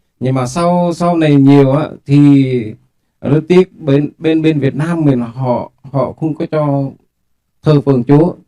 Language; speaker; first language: Vietnamese; non-native, local second language; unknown